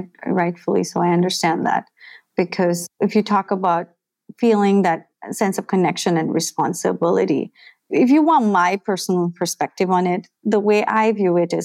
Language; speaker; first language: English; non-native, local second language; Bangla